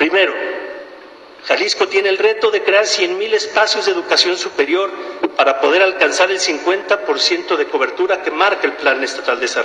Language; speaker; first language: Spanish; native; Spanish